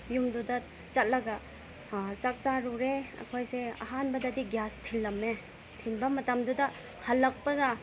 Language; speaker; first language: Manipuri; non-native, local second language; Rongmei Naga